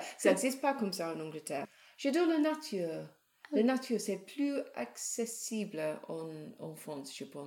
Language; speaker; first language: French; non-native, learner; English